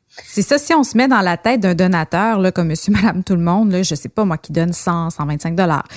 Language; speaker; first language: French; native; French